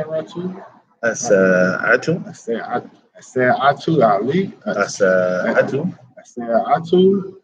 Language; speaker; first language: Arabic; non-native, learner; English